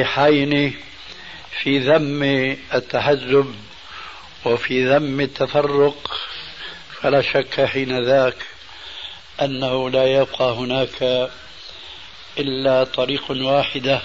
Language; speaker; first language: Arabic; early bilingual, other home language; Albanian